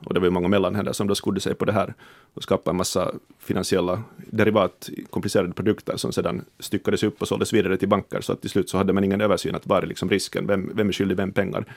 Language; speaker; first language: Swedish; native; Swedish